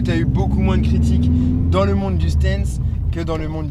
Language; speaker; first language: French; native; French